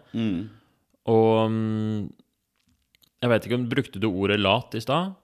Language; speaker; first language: Norwegian; native; Norwegian